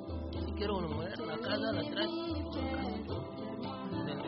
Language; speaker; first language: Spanish; non-native, learner; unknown